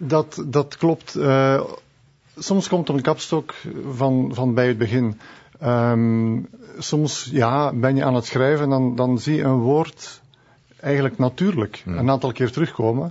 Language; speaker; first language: Dutch; native; Dutch